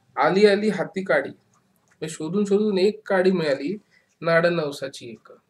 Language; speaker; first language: Marathi; native; Marathi